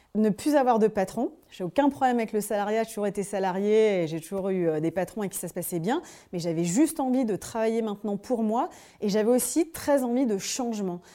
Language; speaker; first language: French; native; French